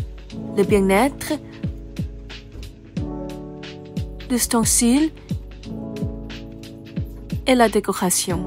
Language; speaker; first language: French; non-native, fluent; Thai